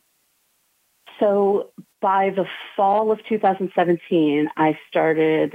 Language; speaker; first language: English; native; English